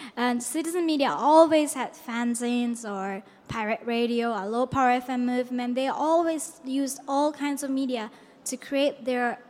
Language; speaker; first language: English; non-native, fluent; Japanese